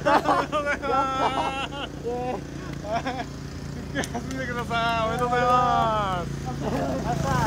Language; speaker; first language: Japanese; native; Japanese